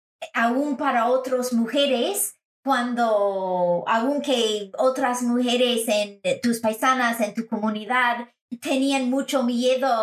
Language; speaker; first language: Spanish; non-native, fluent; English